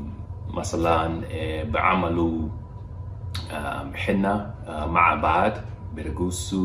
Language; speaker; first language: Arabic; non-native, learner; English